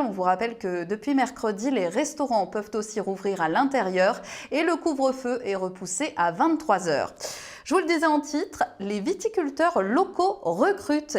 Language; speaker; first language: French; native; French